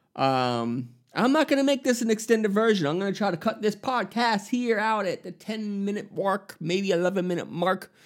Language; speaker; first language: English; native; English